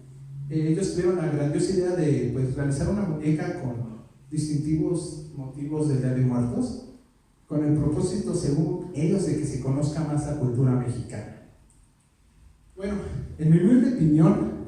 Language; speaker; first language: Spanish; native; Spanish